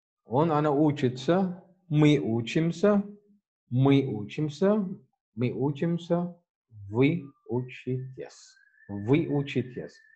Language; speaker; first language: Russian; non-native, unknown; Filipino